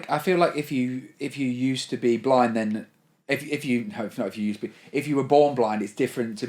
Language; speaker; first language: English; native; English